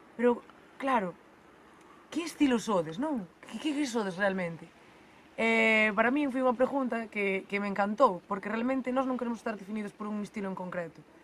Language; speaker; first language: Galician; native; Galician